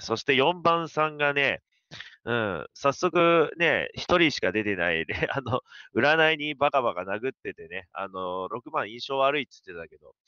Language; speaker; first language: Japanese; native; Japanese